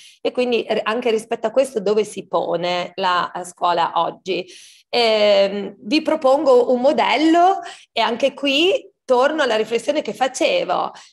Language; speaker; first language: Italian; native; Italian